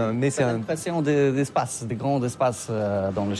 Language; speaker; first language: French; non-native, learner; Polish